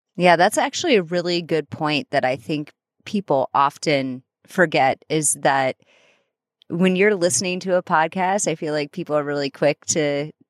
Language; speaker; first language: English; native; English